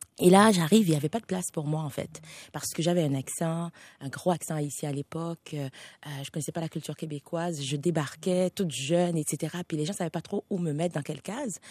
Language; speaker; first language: French; non-native, local second language; Haitian Creole